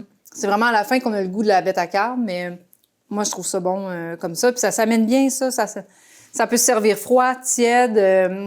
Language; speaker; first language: French; native; French